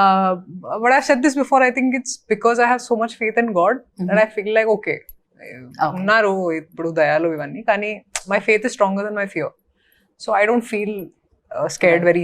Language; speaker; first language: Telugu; non-native, local second language; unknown